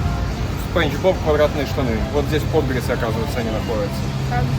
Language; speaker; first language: Russian; native; Russian